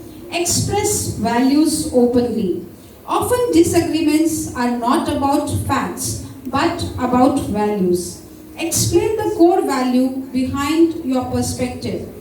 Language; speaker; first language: English; non-native, local second language; Marathi